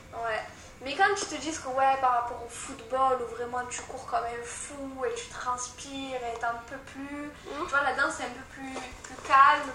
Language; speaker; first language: French; native; French